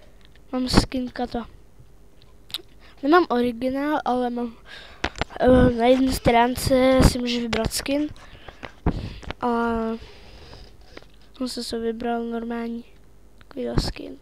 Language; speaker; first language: Czech; native; Czech